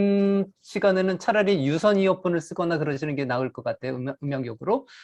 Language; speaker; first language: Korean; native; Korean